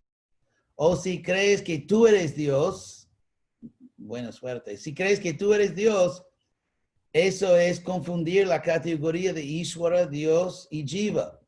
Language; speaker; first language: Spanish; non-native, fluent; English